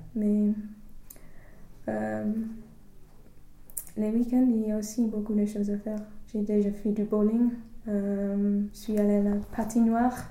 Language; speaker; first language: French; non-native, fluent; English